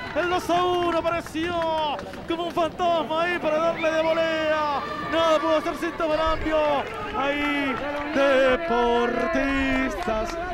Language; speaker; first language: Spanish; native; Spanish